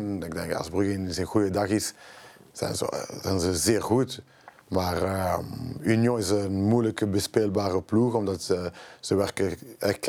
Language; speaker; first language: Dutch; non-native, local second language; French